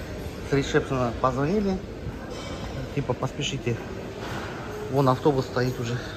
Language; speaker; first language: Russian; native; Russian